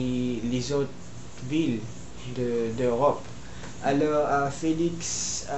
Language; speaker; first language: French; non-native, learner; Filipino